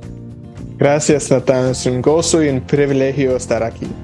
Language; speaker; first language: Spanish; non-native, fluent; English